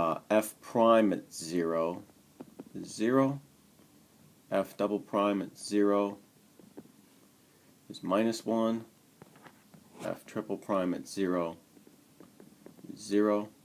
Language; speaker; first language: English; native; English